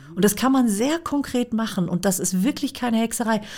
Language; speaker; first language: German; native; German